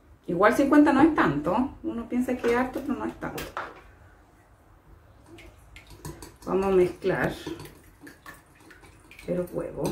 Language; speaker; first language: Spanish; native; Spanish